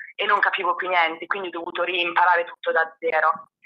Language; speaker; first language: Italian; native; Italian